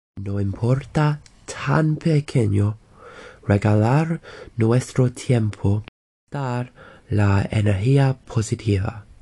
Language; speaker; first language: Spanish; non-native, learner; English